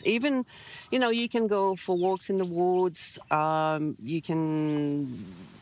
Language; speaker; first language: English; non-native, fluent; French